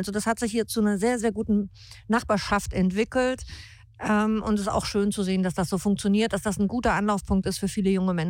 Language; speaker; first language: German; native; German